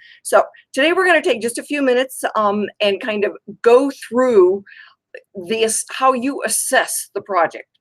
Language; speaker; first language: English; native; English